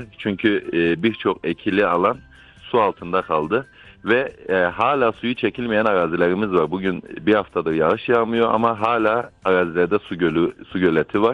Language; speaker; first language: Turkish; native; Turkish